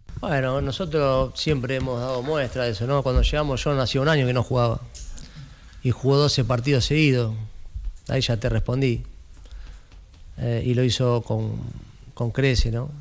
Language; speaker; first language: Spanish; native; Spanish